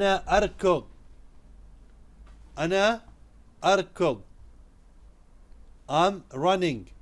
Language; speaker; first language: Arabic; non-native, fluent; Urdu